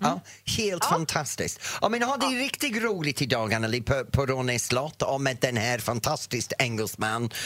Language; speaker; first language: Swedish; non-native, fluent; English